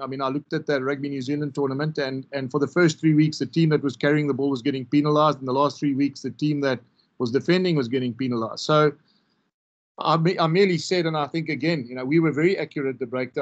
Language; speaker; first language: English; non-native, local second language; Afrikaans